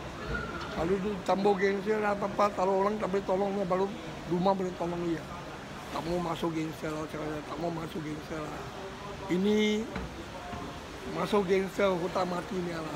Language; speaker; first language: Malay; non-native, local second language; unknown